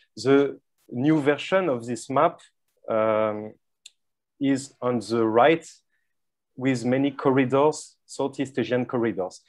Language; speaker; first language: English; non-native, fluent; French